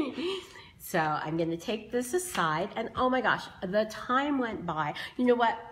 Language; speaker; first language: English; native; English